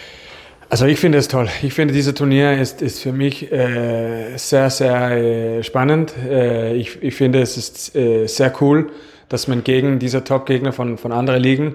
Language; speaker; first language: German; non-native, fluent; Danish